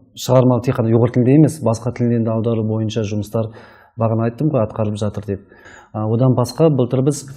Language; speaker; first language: Kazakh; non-native, local second language; Uyghur